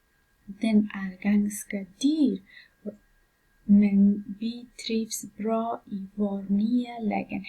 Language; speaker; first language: Swedish; non-native, fluent; Pashto